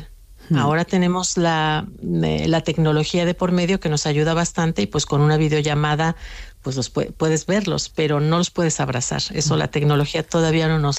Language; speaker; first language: Spanish; native; Spanish